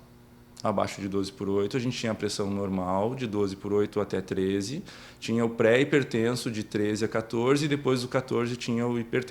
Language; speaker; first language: Portuguese; native; Portuguese